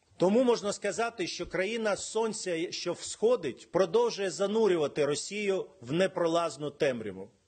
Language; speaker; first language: Ukrainian; non-native, local second language; Russian